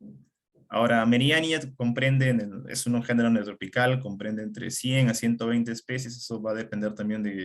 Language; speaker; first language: Spanish; native; Spanish